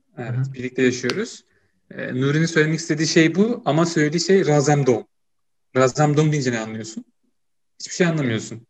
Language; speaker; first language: Turkish; native; Turkish